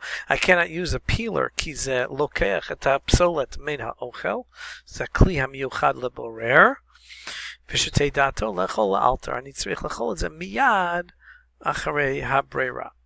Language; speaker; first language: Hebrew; non-native, fluent; English